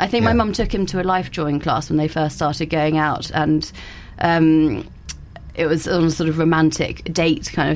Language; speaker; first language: English; native; English